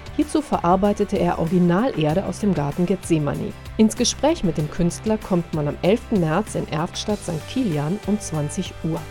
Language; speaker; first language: German; native; German